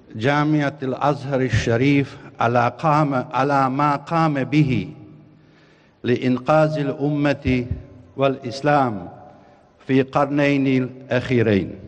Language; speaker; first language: Arabic; non-native, fluent; Bosnian